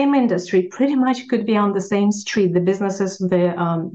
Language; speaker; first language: English; non-native, fluent; Russian